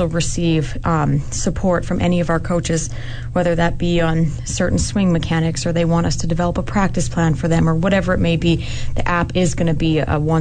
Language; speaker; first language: English; native; English